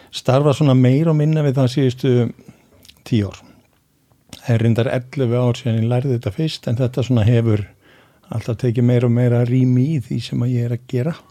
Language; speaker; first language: Icelandic; native; Icelandic